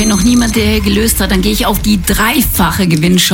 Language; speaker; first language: German; native; German